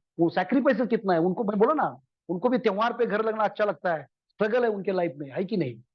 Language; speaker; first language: Hindi; non-native, local second language; Marathi